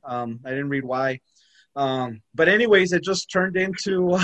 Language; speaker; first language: English; native; English